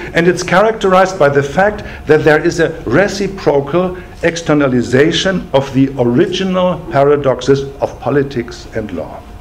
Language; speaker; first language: English; non-native, fluent; German